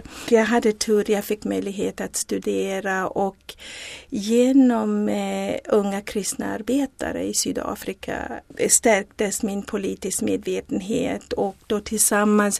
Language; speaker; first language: Swedish; non-native, fluent; Zulu